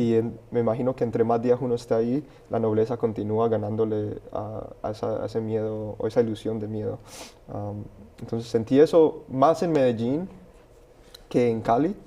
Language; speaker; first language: Spanish; early bilingual, heritage; Spanish